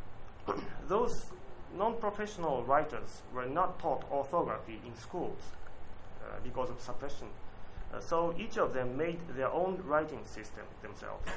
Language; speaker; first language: English; non-native, learner; Japanese